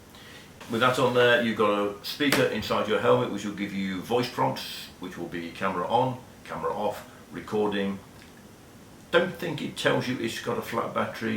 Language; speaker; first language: English; native; English